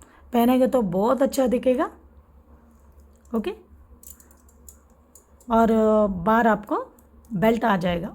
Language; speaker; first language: Hindi; non-native, local second language; Telugu